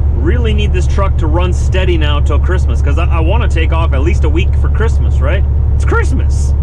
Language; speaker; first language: English; native; English